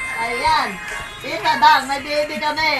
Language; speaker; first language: Filipino; native; Filipino